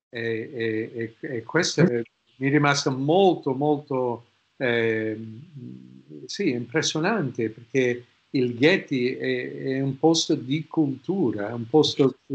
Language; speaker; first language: Italian; non-native, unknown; English